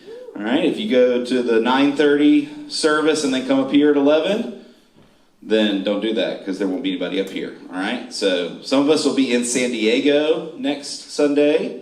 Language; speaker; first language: English; native; English